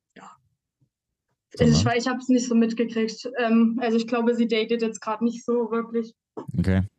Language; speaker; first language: German; native; German